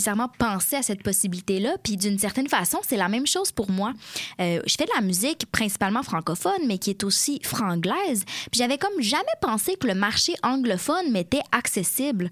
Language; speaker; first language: French; native; French